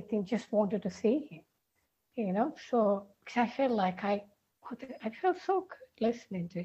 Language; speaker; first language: English; non-native, local second language; Sinhala